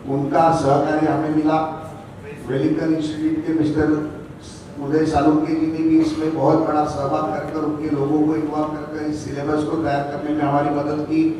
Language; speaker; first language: Hindi; non-native, local second language; Marathi